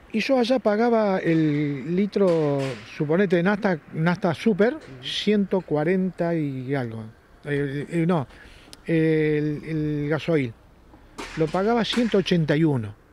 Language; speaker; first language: Spanish; native; Spanish